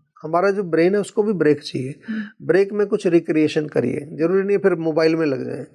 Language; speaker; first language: Hindi; native; Hindi